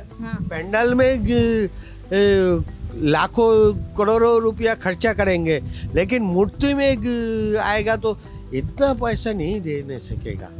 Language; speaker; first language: Hindi; non-native, local second language; Bangla